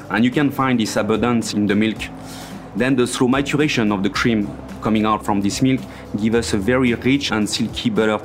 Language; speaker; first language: English; non-native, fluent; French